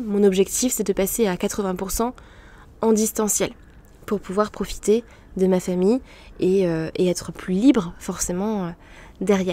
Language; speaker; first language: French; native; French